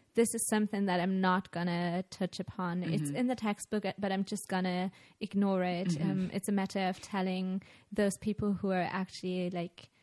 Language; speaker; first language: English; non-native, fluent; German